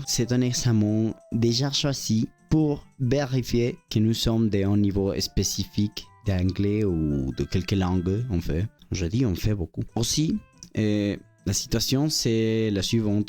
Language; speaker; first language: French; non-native, learner; Spanish